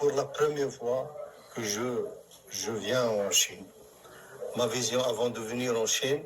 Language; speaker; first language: French; non-native, local second language; Arabic